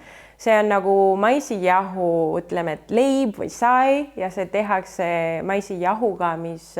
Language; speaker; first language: Estonian; non-native, fluent; Spanish